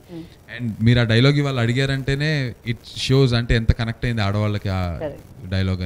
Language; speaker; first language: Telugu; native; Telugu